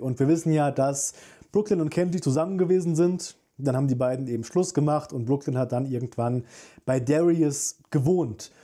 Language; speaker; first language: German; native; German